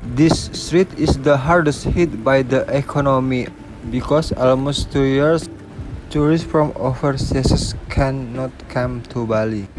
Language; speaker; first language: English; non-native, local second language; Indonesian